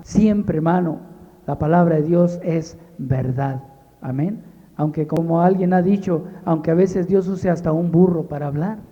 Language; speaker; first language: Spanish; native; Spanish